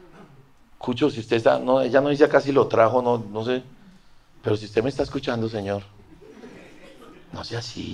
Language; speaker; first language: Spanish; native; Spanish